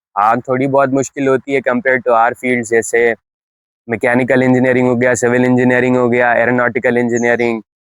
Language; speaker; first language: Urdu; native; Urdu